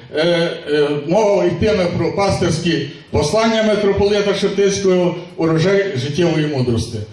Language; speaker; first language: Ukrainian; native; Ukrainian